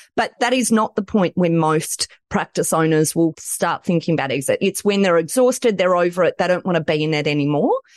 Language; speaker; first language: English; native; English